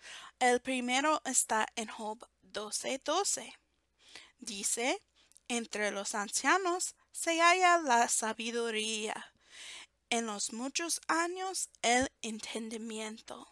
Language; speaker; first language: Spanish; non-native, fluent; English